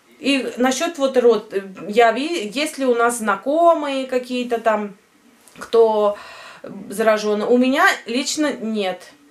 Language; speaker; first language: Russian; native; Russian